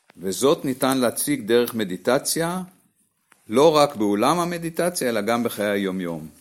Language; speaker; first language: Hebrew; native; Hebrew